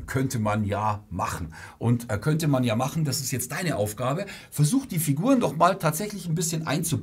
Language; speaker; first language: German; native; German